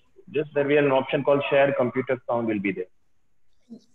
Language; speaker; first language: English; non-native, local second language; Tamil